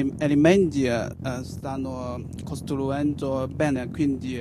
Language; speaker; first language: Italian; non-native, learner; Chinese